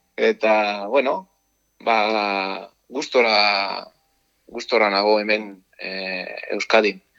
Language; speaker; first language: Basque; non-native, learner; Italian